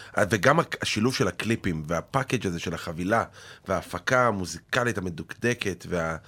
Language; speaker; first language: Hebrew; native; Hebrew